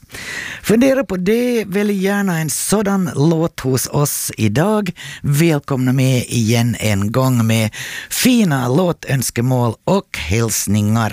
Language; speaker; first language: Swedish; native; Swedish